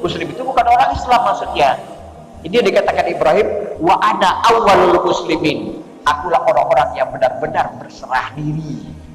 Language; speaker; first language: Indonesian; native; Indonesian